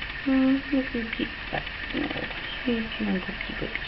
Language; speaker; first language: French; native; French